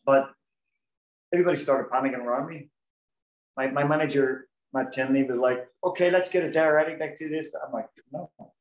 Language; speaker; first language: English; native; English